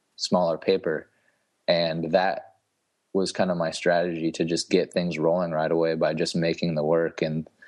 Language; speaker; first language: English; native; English